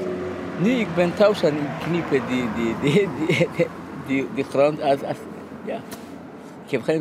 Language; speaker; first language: Dutch; non-native, learner; Somali